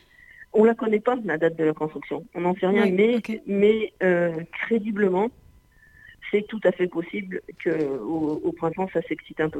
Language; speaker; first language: French; native; French